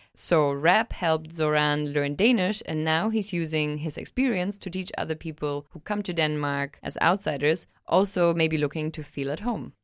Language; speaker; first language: English; non-native, fluent; German